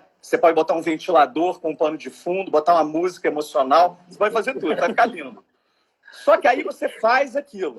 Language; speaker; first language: Portuguese; native; Portuguese